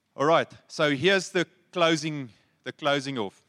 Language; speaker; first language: English; non-native, local second language; Afrikaans